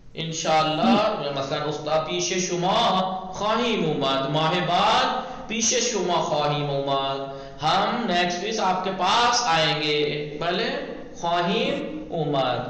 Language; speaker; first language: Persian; non-native, fluent; Urdu